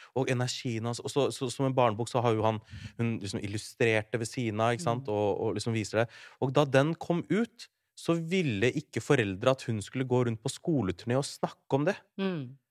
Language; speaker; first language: Norwegian; native; Norwegian